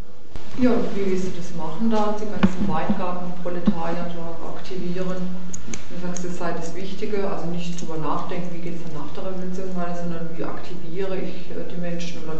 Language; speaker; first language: German; native; German